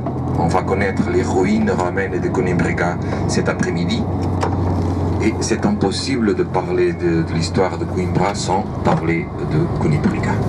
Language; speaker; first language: French; non-native, fluent; Portuguese